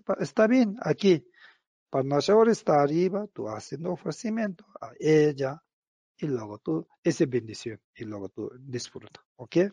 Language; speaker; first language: Spanish; non-native, learner; Tibetan